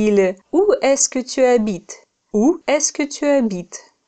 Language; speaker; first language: French; non-native, fluent; Russian